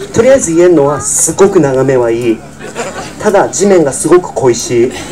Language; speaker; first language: Japanese; non-native, fluent; English